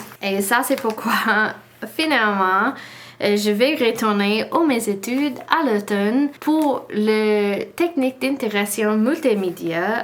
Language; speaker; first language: French; non-native, learner; English